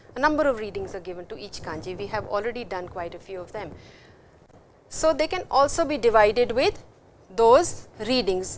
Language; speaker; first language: English; non-native, local second language; Hindi